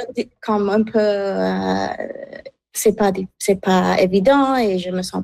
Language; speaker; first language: French; non-native, fluent; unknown